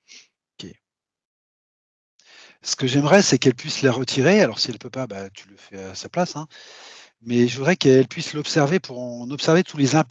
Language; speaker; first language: French; native; French